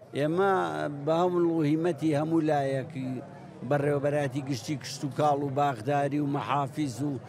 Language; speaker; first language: Central Kurdish; native; Central Kurdish